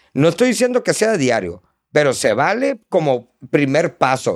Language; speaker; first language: Spanish; early bilingual, heritage; Spanish